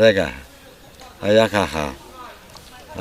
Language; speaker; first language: Hebrew; non-native, fluent; Romanian